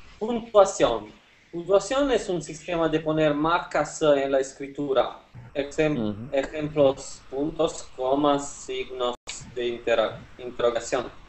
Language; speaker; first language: Spanish; non-native, fluent; Italian